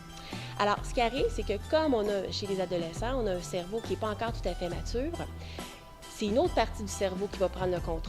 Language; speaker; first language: French; native; French